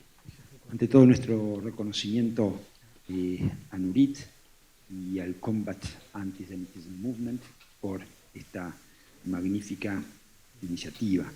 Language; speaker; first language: Spanish; native; Spanish